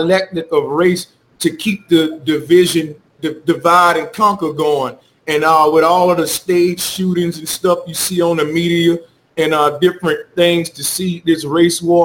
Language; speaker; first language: English; native; English